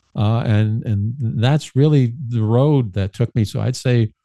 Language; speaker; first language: English; native; English